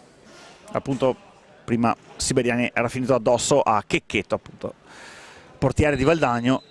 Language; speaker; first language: Italian; native; Italian